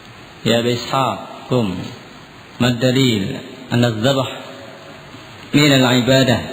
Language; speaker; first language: Arabic; non-native, fluent; Indonesian